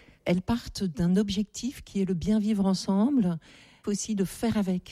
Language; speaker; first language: French; native; French